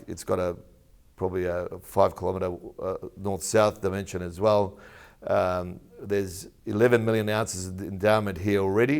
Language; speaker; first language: English; native; English